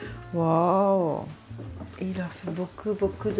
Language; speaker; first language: French; non-native, learner; Japanese